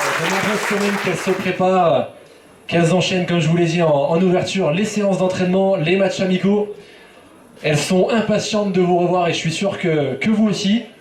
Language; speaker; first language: French; native; French